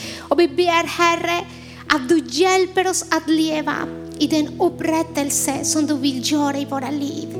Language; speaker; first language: Swedish; non-native, fluent; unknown